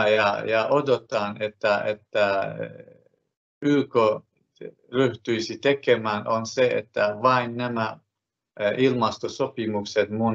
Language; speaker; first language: Finnish; non-native, fluent; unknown